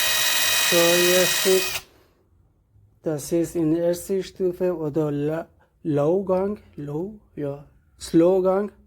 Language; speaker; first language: German; non-native, learner; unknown